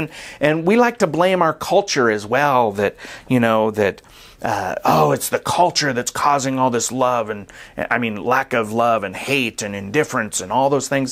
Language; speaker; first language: English; native; English